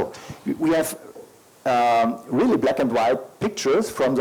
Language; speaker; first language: English; non-native, learner; German